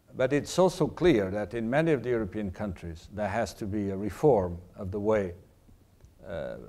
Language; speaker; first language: English; non-native, fluent; Portuguese